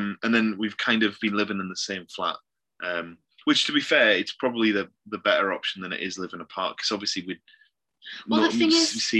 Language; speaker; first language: English; native; English